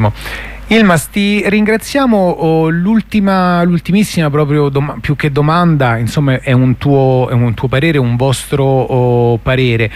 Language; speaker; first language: Italian; native; Italian